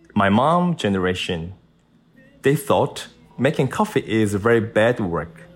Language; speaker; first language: English; non-native, learner; Korean